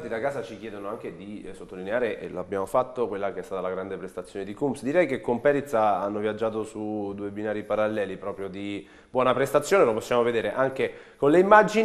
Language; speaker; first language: Italian; native; Italian